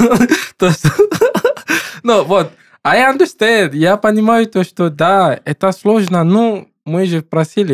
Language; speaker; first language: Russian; non-native, learner; English